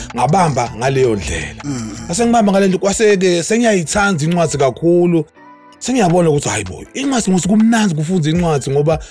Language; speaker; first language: Zulu; non-native, local second language; Swati